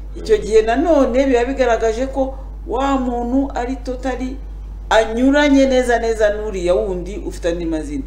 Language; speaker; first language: Kinyarwanda; native; Kinyarwanda